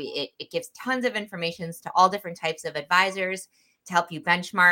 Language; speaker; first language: English; native; English